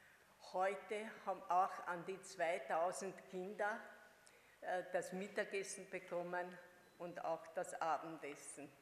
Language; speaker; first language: German; non-native, fluent; Hungarian